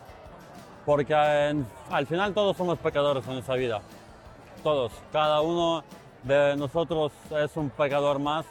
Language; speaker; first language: Spanish; non-native, fluent; Ukrainian